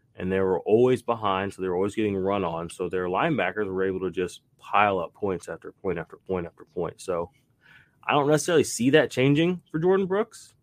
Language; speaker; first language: English; native; English